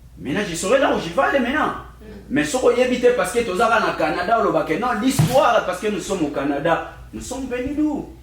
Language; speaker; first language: French; non-native, local second language; Lingala